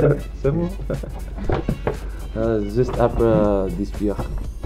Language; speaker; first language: French; non-native, learner; English